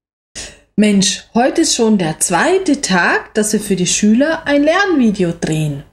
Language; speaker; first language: German; native; German